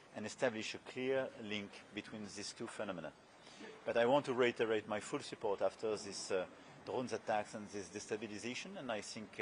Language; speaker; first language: English; non-native, fluent; French